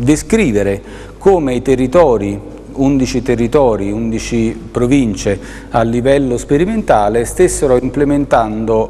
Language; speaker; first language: Italian; native; Italian